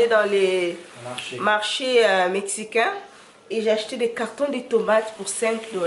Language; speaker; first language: French; non-native, local second language; Lingala